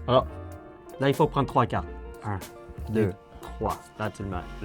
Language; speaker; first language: French; native; French